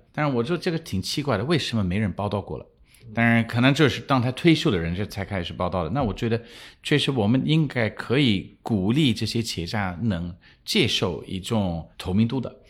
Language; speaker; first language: Chinese; non-native, fluent; English